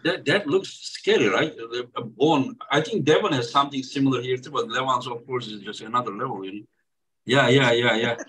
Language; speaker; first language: English; non-native, fluent; Turkish